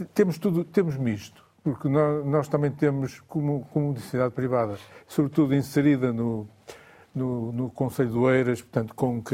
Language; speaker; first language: Portuguese; native; Portuguese